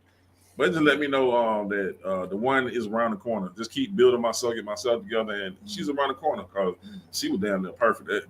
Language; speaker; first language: English; native; English